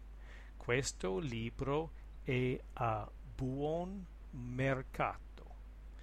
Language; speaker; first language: Italian; non-native, learner; English